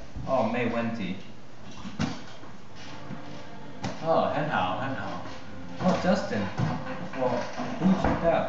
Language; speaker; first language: Chinese; non-native, learner; English